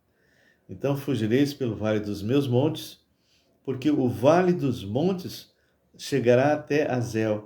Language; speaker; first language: Portuguese; native; Portuguese